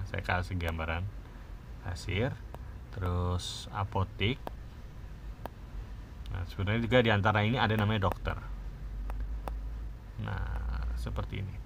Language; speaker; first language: Indonesian; native; Indonesian